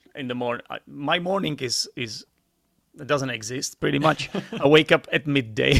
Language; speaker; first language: English; non-native, fluent; Czech